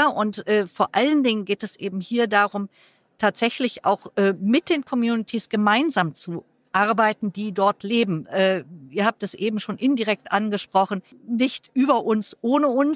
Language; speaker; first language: German; native; German